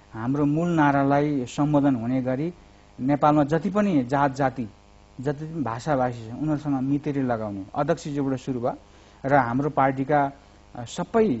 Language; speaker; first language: Nepali; native; Nepali